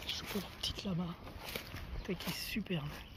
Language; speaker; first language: French; native; French